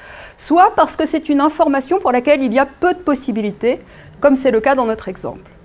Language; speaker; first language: French; native; French